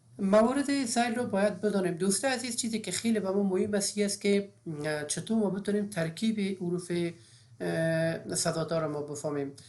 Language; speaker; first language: Persian; native; Persian